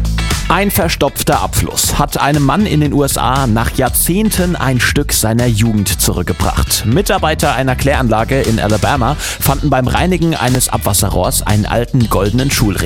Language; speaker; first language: German; native; German